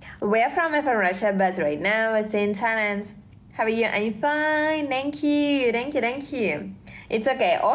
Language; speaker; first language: English; non-native, learner; Russian